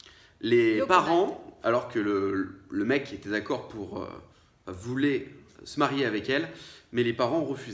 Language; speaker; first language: French; native; French